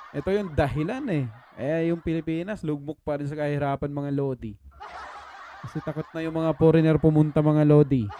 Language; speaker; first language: Filipino; native; Filipino